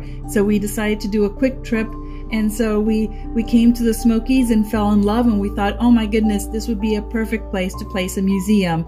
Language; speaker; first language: English; non-native, fluent; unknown